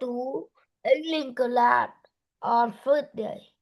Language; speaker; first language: English; non-native, learner; Vietnamese